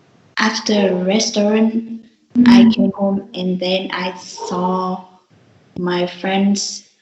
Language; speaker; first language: English; non-native, learner; Vietnamese